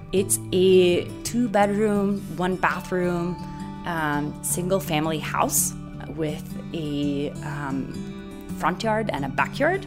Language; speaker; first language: English; non-native, fluent; Italian